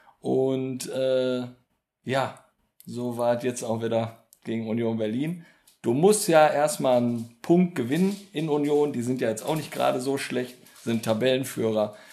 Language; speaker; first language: German; native; German